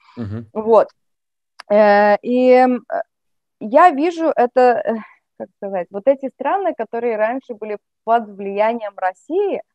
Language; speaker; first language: Russian; native; Russian